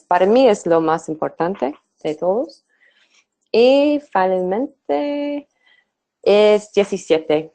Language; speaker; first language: Spanish; non-native, fluent; English